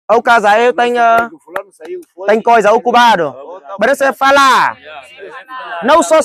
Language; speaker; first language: Portuguese; non-native, learner; Vietnamese